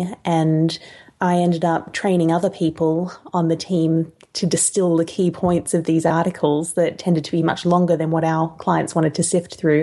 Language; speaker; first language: English; native; English